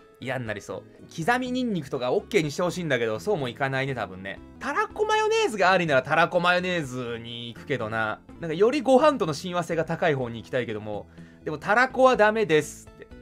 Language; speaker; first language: Japanese; native; Japanese